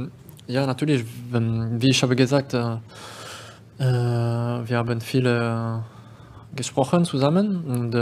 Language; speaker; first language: German; non-native, learner; French